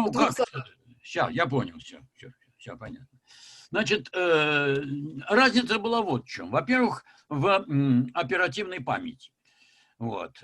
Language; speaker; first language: Russian; native; Russian